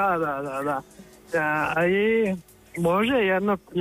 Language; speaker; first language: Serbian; non-native, learner; Nepali